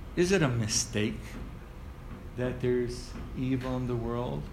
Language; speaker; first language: English; early bilingual, other home language; Ukrainian